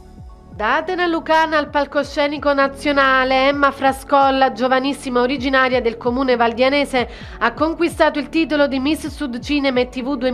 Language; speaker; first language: Italian; native; Italian